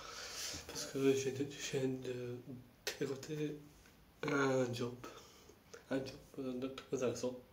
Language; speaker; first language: French; non-native, fluent; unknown